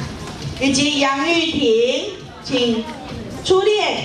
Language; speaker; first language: Chinese; native; Chinese